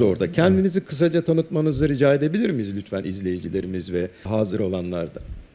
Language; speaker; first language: Turkish; native; Turkish